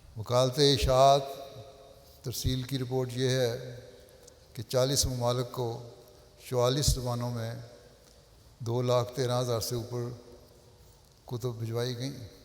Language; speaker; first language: Urdu; native; Urdu